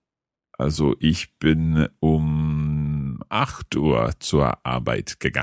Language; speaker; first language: German; non-native, learner; English